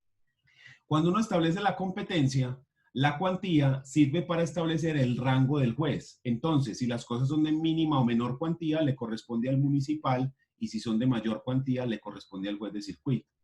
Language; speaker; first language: Spanish; native; Spanish